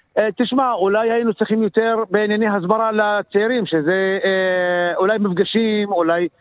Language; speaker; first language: Hebrew; non-native, local second language; Arabic